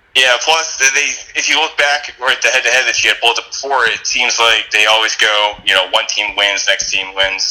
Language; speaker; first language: English; native; English